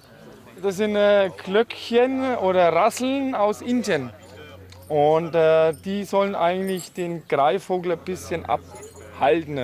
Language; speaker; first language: German; native; German